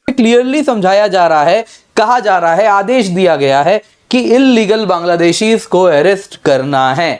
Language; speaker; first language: Hindi; native; Hindi